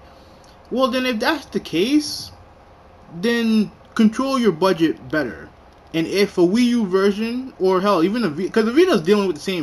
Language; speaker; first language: English; native; English